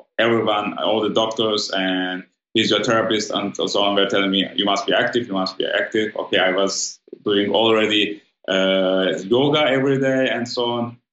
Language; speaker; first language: English; non-native, fluent; German